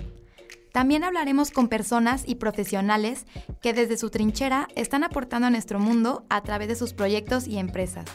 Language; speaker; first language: Spanish; native; Spanish